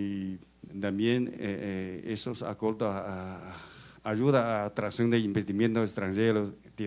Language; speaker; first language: Portuguese; non-native, learner; Chinese